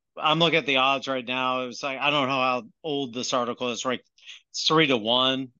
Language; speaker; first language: English; native; English